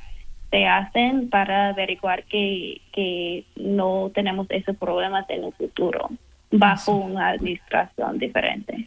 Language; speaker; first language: Spanish; non-native, fluent; English